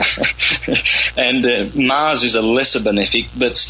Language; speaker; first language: English; native; English